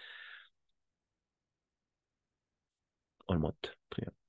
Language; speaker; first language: French; non-native, fluent; Spanish